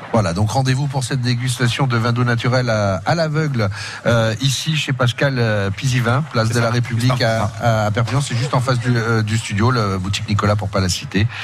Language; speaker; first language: French; native; French